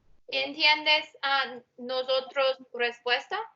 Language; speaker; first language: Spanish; non-native, learner; English